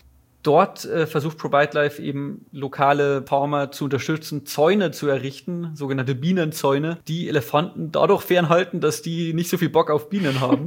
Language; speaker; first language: German; native; German